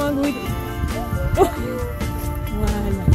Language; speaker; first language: French; native; French